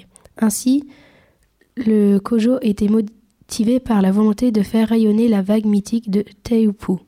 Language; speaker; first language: French; native; French